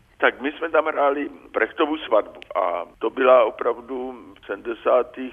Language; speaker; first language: Czech; native; Czech